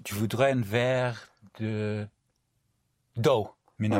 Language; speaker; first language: French; non-native, learner; English